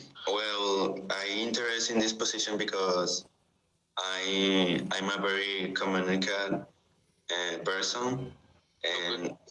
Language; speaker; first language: English; non-native, learner; Spanish